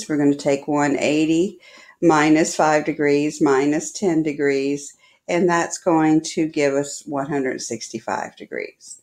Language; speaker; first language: English; native; English